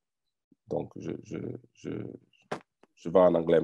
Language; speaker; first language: French; non-native, learner; English